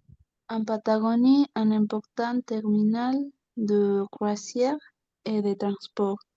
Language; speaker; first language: French; non-native, learner; Spanish